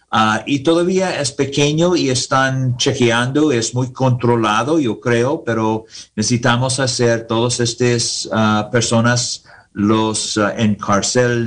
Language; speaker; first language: Spanish; non-native, learner; English